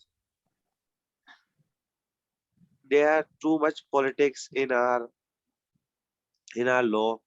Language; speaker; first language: English; non-native, learner; Urdu